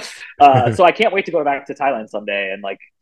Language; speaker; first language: English; native; English